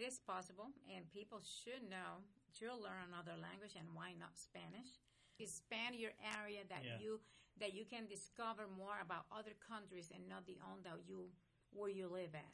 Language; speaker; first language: English; non-native, fluent; Spanish